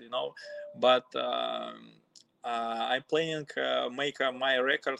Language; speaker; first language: English; non-native, learner; Russian